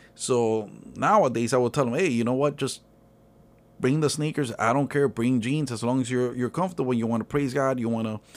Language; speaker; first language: English; early bilingual, other home language; Spanish